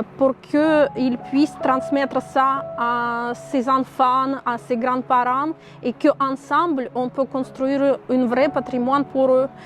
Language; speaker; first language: French; non-native, fluent; Russian